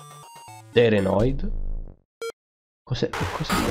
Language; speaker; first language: Italian; native; Italian